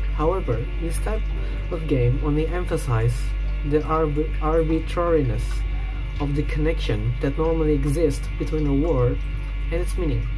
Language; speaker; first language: English; non-native, fluent; Indonesian